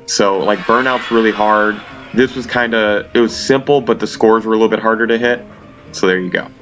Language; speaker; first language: English; native; English